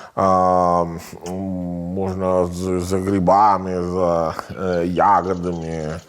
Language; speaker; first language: Ukrainian; non-native, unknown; Italian